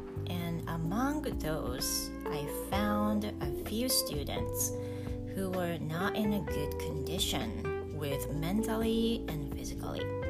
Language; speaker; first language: English; non-native, fluent; Japanese